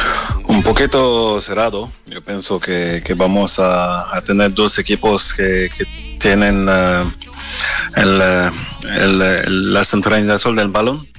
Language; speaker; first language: Spanish; non-native, fluent; French